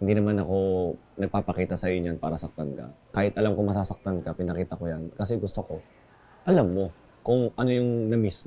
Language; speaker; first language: Filipino; native; Filipino